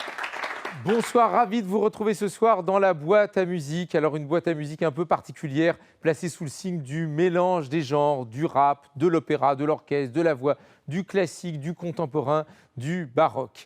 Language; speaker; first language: French; native; French